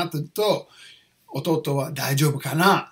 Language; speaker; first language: Japanese; non-native, learner; English